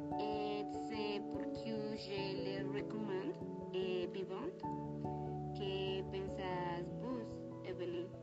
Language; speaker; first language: French; non-native, learner; Spanish